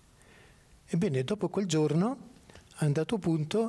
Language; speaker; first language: Italian; native; Italian